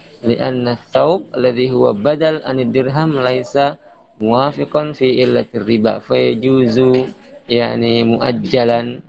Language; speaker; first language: Arabic; non-native, fluent; Indonesian